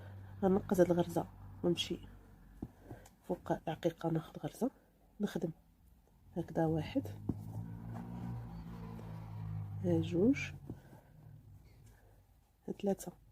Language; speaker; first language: Arabic; native; Arabic